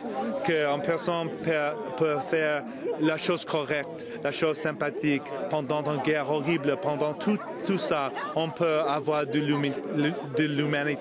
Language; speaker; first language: French; non-native, fluent; English